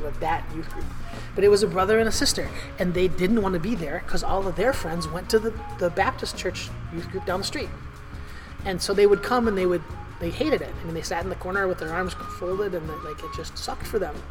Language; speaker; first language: English; native; English